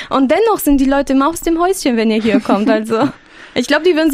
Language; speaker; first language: German; non-native, fluent; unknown